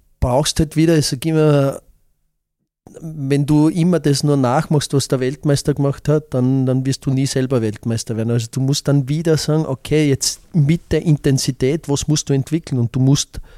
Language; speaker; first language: German; native; German